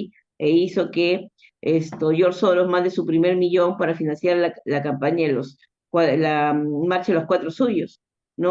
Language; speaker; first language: Spanish; native; Spanish